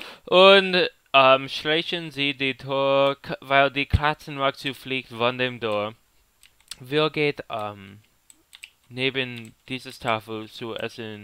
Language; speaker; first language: German; non-native, learner; English